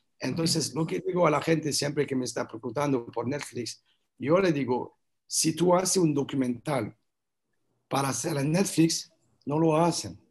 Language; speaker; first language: Spanish; non-native, learner; French